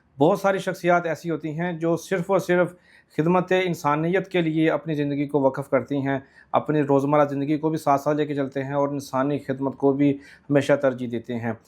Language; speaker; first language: Urdu; native; Urdu